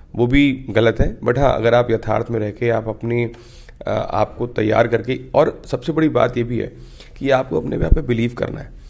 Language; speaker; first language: Hindi; native; Hindi